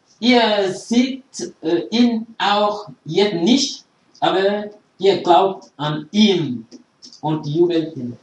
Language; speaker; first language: German; non-native, fluent; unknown